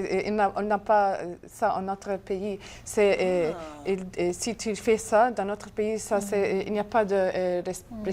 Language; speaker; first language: French; non-native, learner; Arabic